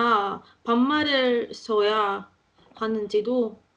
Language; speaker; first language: Korean; non-native, learner; Latvian